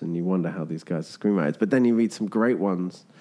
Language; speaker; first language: English; native; English